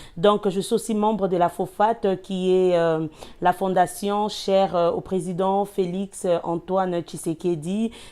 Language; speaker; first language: French; non-native, local second language; Lingala